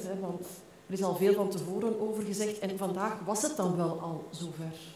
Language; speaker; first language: Dutch; native; Dutch